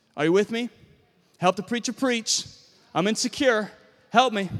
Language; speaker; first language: English; native; English